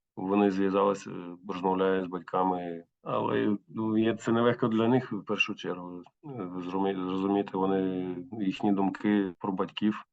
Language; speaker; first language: Ukrainian; non-native, local second language; Russian